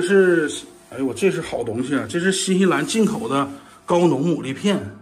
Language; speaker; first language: Chinese; native; Chinese